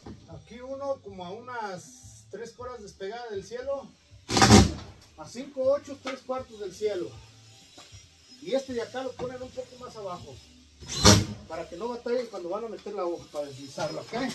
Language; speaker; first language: Spanish; native; Spanish